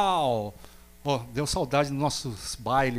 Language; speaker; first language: Portuguese; native; Portuguese